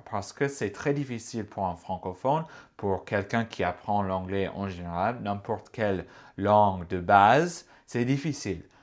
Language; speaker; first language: French; non-native, fluent; English